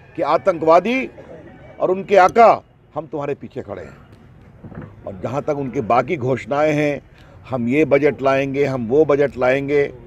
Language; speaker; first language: Hindi; native; Hindi